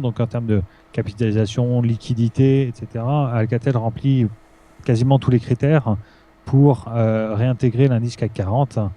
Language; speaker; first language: French; native; French